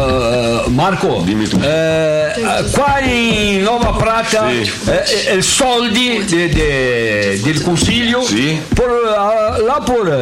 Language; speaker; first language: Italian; non-native, learner; Portuguese